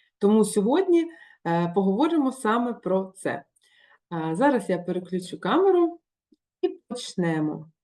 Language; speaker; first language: Ukrainian; non-native, local second language; Russian